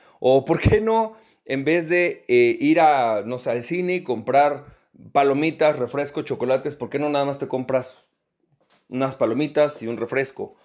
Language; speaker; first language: Spanish; native; Spanish